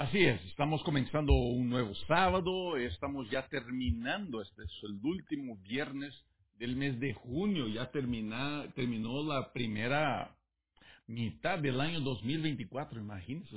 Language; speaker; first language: Spanish; native; Spanish